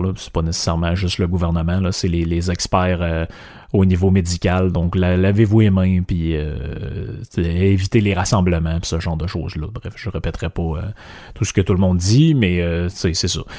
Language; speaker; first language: French; native; French